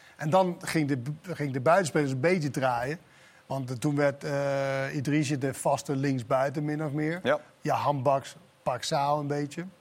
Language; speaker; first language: Dutch; non-native, fluent; Danish